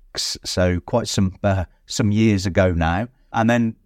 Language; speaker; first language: English; native; English